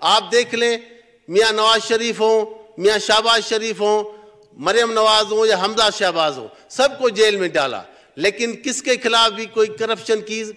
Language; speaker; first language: Urdu; non-native, local second language; Sindhi